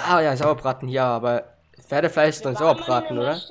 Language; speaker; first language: German; native; German